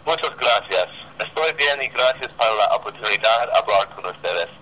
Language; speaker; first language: Spanish; non-native, learner; English